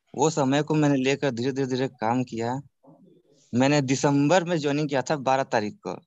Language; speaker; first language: Hindi; native; Hindi